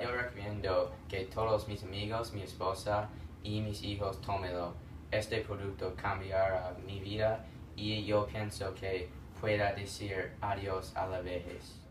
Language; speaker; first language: Spanish; non-native, learner; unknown